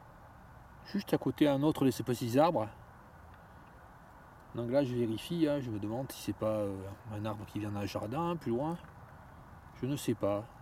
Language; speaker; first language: French; native; French